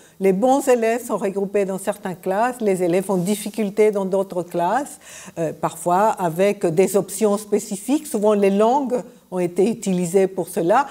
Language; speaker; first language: French; non-native, fluent; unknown